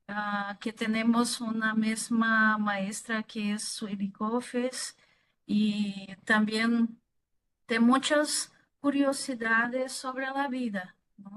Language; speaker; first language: Spanish; non-native, fluent; Portuguese